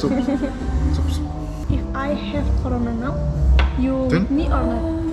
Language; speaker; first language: English; non-native, learner; Indonesian